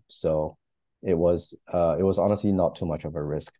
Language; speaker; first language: English; native; English